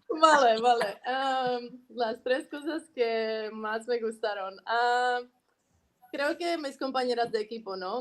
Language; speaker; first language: Spanish; non-native, fluent; Czech